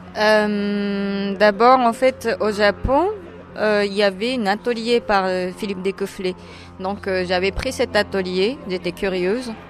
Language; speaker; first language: French; non-native, fluent; Japanese